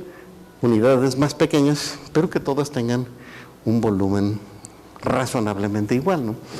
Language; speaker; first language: Spanish; native; Spanish